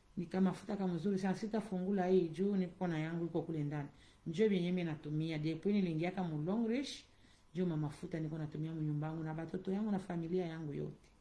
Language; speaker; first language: Swahili; native; Swahili